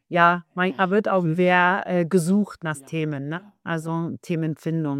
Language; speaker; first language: German; native; German